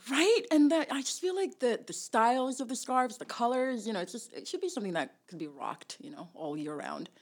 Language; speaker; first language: English; early bilingual, other home language; Somali